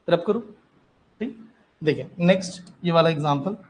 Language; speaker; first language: Hindi; non-native, local second language; Marathi